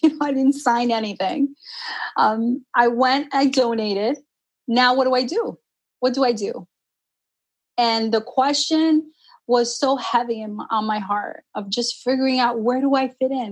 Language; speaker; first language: English; early bilingual, other home language; Spanish